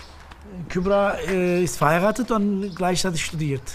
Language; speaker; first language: German; non-native, fluent; Turkish